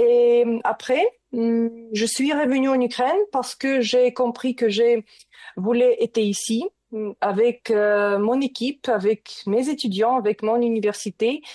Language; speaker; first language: French; non-native, learner; Ukrainian